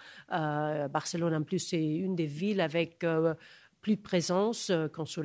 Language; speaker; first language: French; non-native, fluent; Catalan